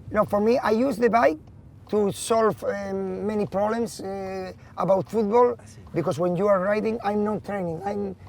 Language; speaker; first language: English; non-native, fluent; Spanish